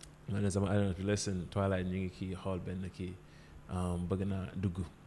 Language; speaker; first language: English; non-native, fluent; Wolof